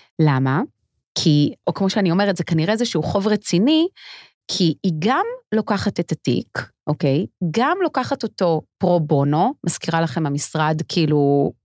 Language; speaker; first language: Hebrew; native; Hebrew